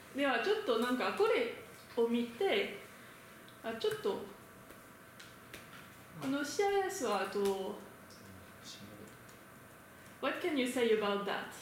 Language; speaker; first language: Japanese; non-native, learner; French